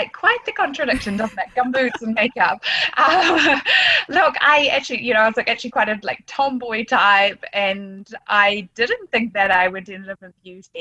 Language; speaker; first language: English; native; English